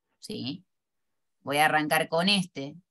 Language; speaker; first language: Spanish; native; Spanish